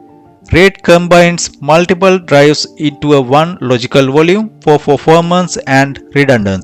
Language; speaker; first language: English; non-native, fluent; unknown